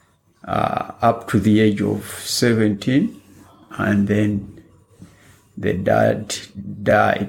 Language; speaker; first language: English; non-native, local second language; Ganda